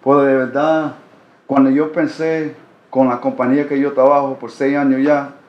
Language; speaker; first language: Spanish; early bilingual, heritage; Spanish